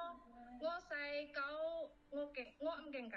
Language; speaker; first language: Cantonese; non-native, learner; Indonesian